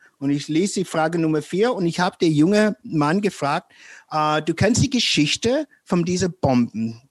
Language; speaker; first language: German; non-native, fluent; English